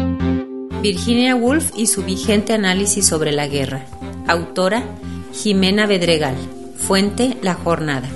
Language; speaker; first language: Spanish; native; Spanish